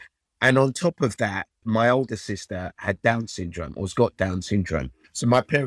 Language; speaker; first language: English; early bilingual, other home language; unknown